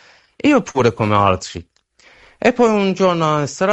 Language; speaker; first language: Italian; non-native, learner; Persian